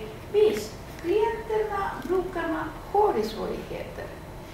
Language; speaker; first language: Swedish; non-native, fluent; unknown